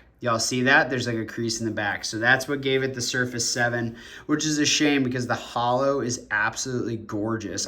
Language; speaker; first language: English; native; English